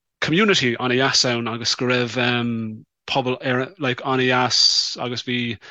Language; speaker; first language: Irish; non-native, local second language; English